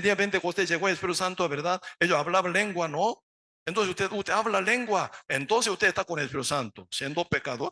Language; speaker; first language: Spanish; non-native, learner; Korean